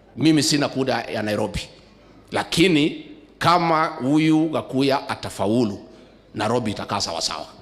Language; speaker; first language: Swahili; non-native, local second language; Kikuyu